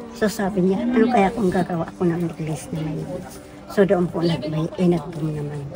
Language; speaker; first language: Filipino; non-native, local second language; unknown